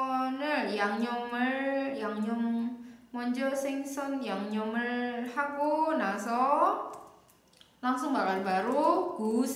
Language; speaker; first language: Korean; non-native, fluent; Indonesian